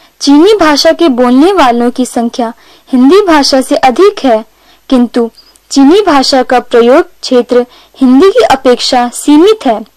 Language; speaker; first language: Hindi; native; Hindi